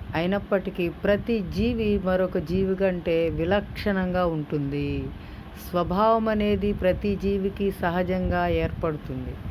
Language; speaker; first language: Telugu; native; Telugu